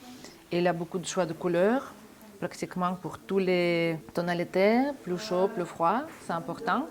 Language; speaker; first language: French; non-native, fluent; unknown